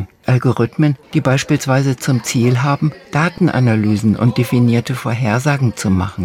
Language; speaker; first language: German; native; German